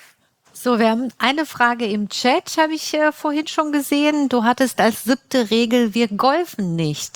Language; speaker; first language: German; native; German